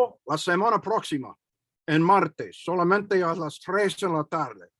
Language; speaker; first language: Spanish; non-native, learner; English